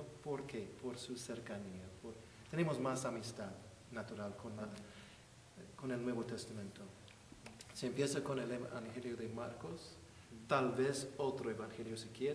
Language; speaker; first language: Spanish; non-native, fluent; English